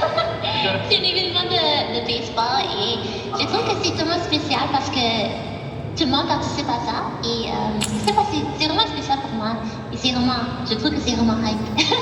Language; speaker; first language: French; non-native, fluent; English